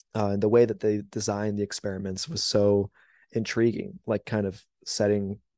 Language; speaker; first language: English; native; English